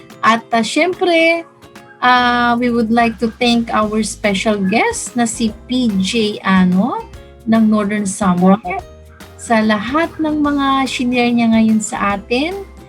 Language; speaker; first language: Filipino; non-native, local second language; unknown